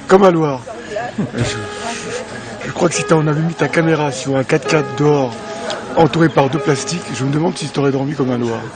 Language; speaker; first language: French; native; French